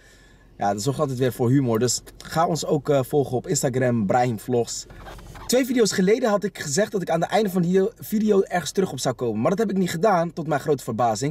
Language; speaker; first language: Dutch; native; Dutch